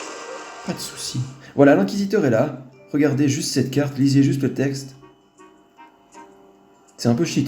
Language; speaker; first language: French; native; French